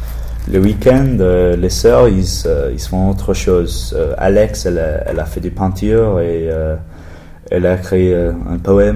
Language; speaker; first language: French; non-native, learner; English